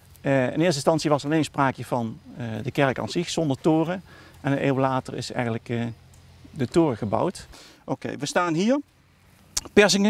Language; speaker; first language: Dutch; native; Dutch